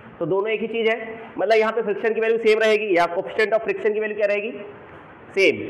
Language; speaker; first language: Hindi; native; Hindi